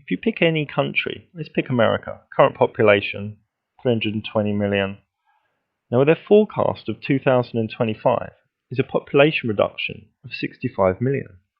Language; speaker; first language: English; native; English